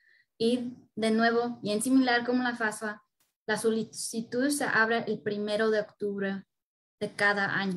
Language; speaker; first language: Spanish; early bilingual, heritage; Spanish